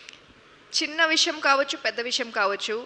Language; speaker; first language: Telugu; non-native, local second language; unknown